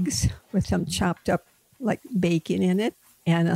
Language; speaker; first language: English; native; English